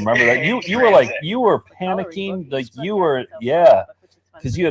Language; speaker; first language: English; native; English